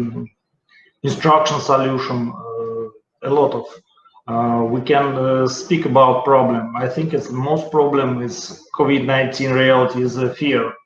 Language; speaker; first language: English; non-native, learner; Russian